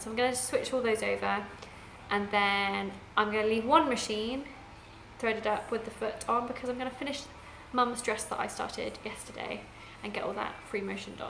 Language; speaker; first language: English; native; English